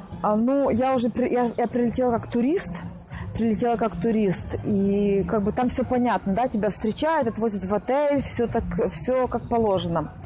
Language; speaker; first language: Russian; native; Russian